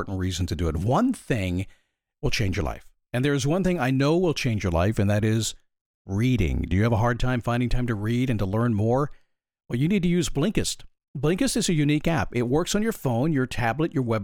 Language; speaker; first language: English; native; English